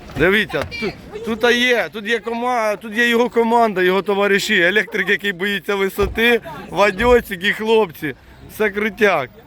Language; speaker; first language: Ukrainian; native; Ukrainian